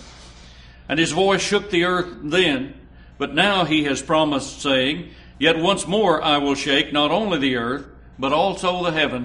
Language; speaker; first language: English; native; English